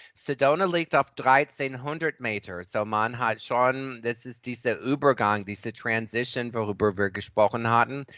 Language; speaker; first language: German; non-native, fluent; English